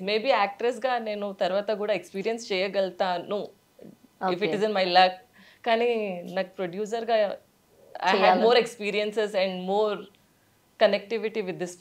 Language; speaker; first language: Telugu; non-native, local second language; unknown